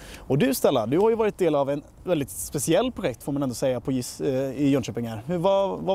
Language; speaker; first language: Swedish; native; Swedish